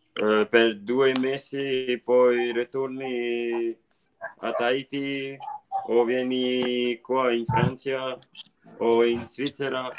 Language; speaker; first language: Italian; non-native, learner; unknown